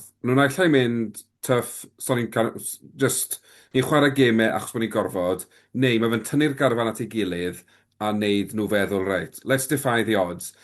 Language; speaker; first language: Welsh; native; Welsh